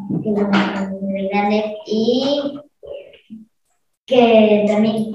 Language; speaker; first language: Spanish; native; Spanish